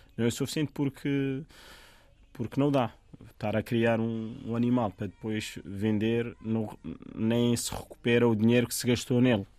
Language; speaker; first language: Portuguese; non-native, fluent; Arabic